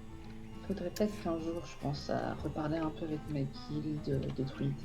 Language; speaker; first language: French; native; French